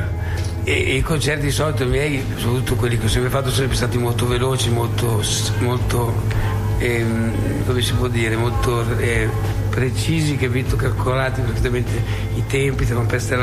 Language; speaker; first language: Italian; native; Italian